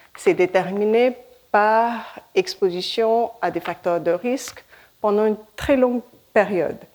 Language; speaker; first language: French; non-native, fluent; Hindi